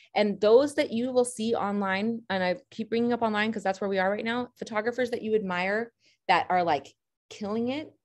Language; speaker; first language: English; native; English